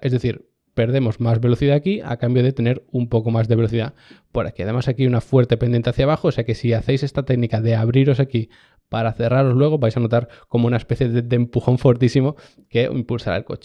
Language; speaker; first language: Spanish; native; Spanish